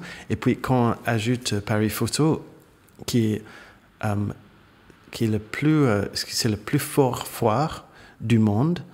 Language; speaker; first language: French; non-native, fluent; English